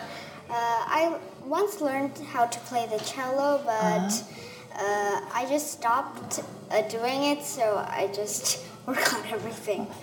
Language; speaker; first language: English; non-native, fluent; Korean